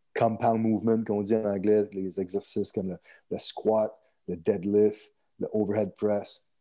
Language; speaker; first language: French; native; French